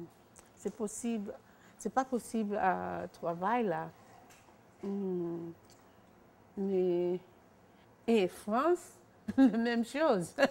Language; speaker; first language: French; non-native, learner; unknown